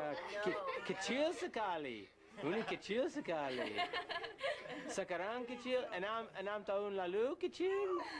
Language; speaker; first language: Indonesian; non-native, learner; English